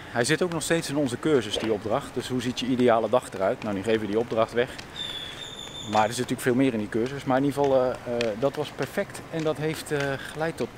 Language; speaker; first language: Dutch; native; Dutch